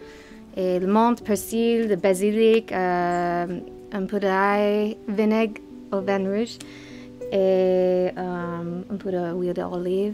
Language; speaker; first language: French; non-native, learner; English